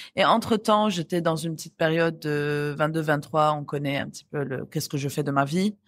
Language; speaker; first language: French; non-native, local second language; Arabic